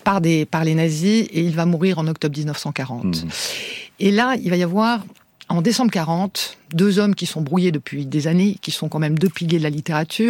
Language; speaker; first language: French; native; French